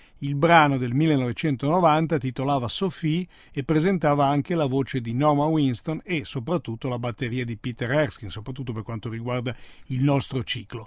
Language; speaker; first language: Italian; native; Italian